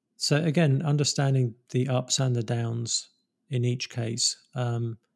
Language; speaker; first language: English; native; English